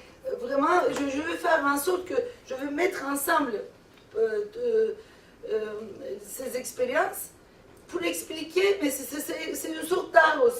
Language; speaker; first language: French; non-native, fluent; Turkish